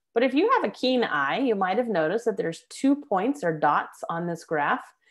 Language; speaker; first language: English; native; English